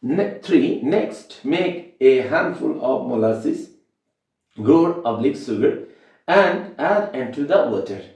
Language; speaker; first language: English; non-native, local second language; Bangla